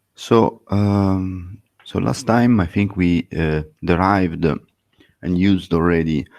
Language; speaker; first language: English; non-native, fluent; Italian